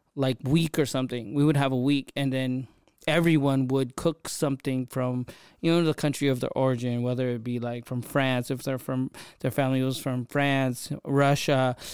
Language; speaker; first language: English; early bilingual, other home language; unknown